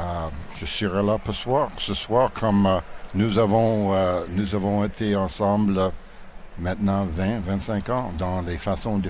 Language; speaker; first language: French; non-native, local second language; English